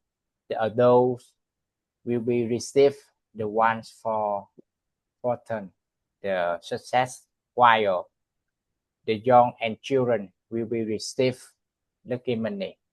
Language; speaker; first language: English; non-native, learner; Vietnamese